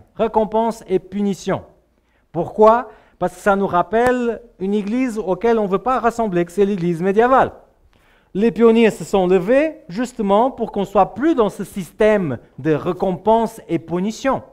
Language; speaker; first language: French; native; French